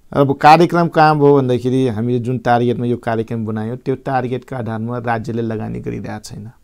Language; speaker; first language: Nepali; non-native, local second language; Rana Tharu